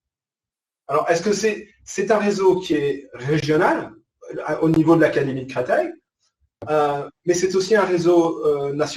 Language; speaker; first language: French; native; French